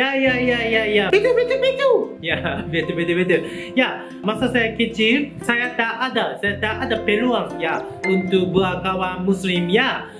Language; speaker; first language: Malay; non-native, learner; Japanese